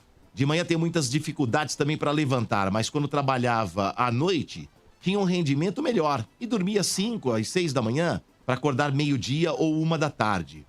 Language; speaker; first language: Portuguese; native; Portuguese